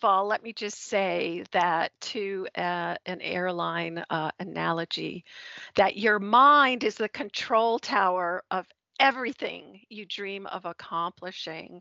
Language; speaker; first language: English; native; English